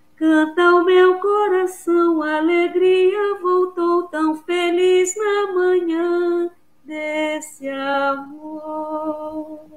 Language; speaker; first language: Portuguese; native; Portuguese